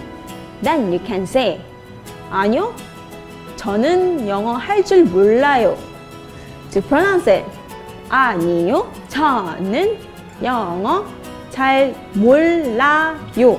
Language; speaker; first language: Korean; non-native, learner; Malay